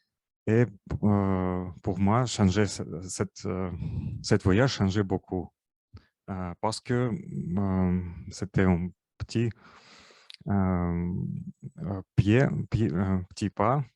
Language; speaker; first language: French; non-native, learner; Russian